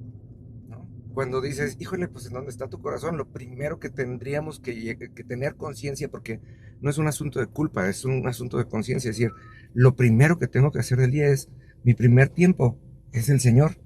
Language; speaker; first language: Spanish; native; Spanish